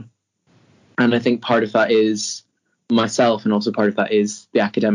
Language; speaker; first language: English; native; English